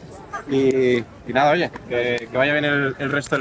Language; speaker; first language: Spanish; native; Spanish